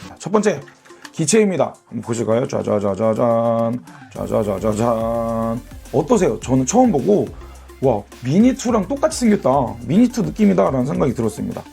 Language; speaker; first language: Korean; native; Korean